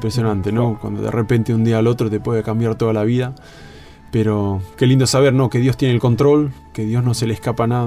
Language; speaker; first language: Spanish; native; Spanish